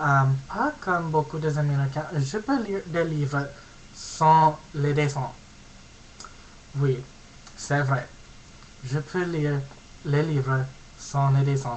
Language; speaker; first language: French; non-native, learner; English